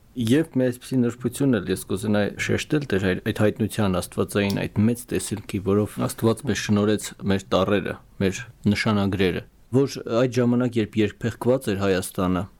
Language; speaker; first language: Armenian; native; Armenian